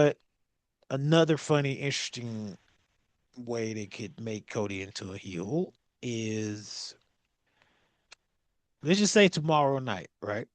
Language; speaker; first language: English; native; English